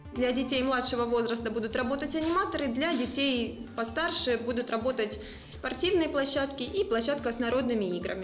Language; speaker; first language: Russian; native; Russian